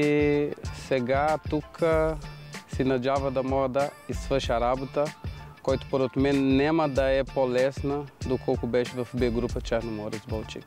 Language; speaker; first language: Bulgarian; non-native, learner; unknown